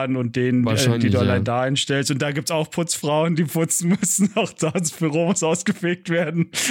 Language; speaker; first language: German; native; German